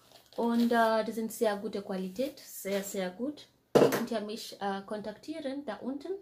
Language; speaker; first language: German; non-native, fluent; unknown